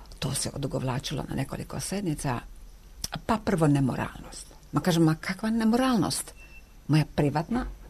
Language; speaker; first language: Serbian; non-native, local second language; Hungarian